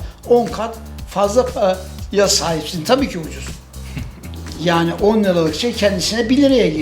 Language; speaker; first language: Turkish; native; Turkish